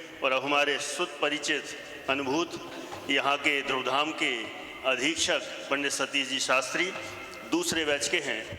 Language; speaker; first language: Hindi; native; Hindi